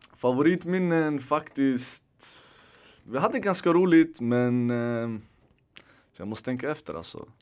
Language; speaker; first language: Swedish; native; Swedish